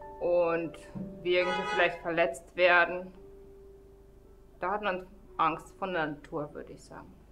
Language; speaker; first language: German; non-native, fluent; Russian